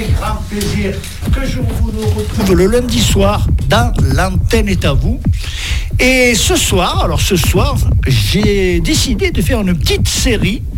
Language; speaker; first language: French; native; French